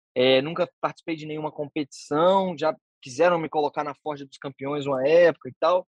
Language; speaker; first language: Portuguese; native; Portuguese